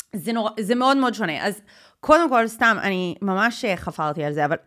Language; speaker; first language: Hebrew; non-native, fluent; English